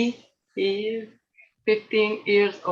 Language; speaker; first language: English; non-native, learner; French